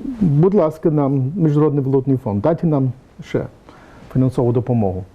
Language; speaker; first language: Ukrainian; early bilingual, heritage; English